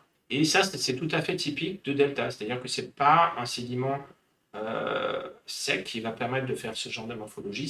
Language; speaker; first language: French; native; French